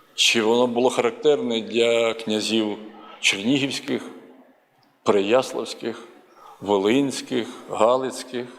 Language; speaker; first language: Ukrainian; native; Ukrainian